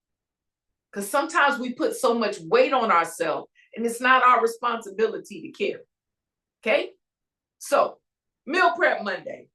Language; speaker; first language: English; native; English